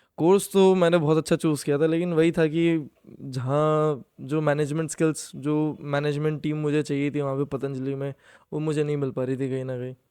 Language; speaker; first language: Hindi; native; Hindi